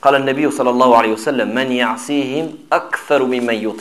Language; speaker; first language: Arabic; non-native, fluent; French